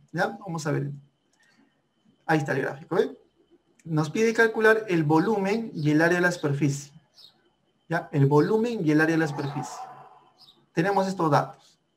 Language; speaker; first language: Spanish; native; Spanish